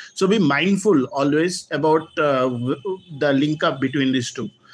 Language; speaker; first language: English; non-native, local second language; Bangla